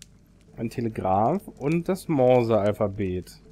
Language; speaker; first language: German; native; German